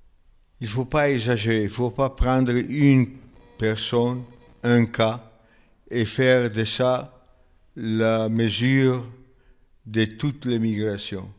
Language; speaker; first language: French; non-native, fluent; Italian